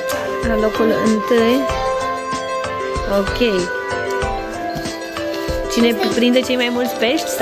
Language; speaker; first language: Romanian; native; Romanian